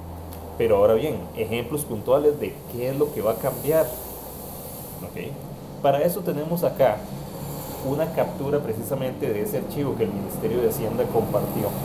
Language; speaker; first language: Spanish; native; Spanish